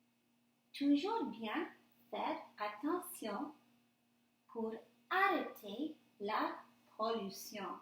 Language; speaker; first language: French; non-native, fluent; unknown